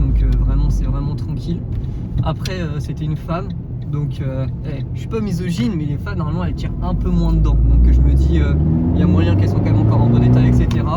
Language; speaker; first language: French; native; French